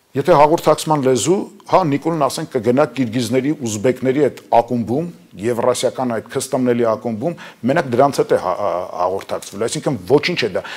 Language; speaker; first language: Armenian; native; Armenian